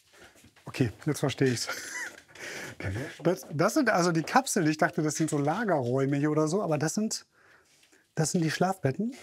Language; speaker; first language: German; native; German